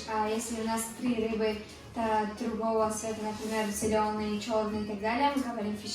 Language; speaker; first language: Russian; non-native, local second language; Tajik